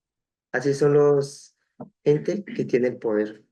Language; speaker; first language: Spanish; non-native, local second language; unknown